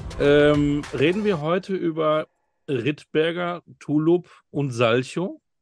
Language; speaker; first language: German; native; German